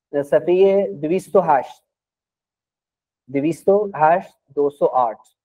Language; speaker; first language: Persian; non-native, fluent; Urdu